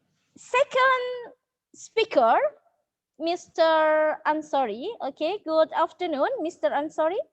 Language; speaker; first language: English; non-native, learner; Indonesian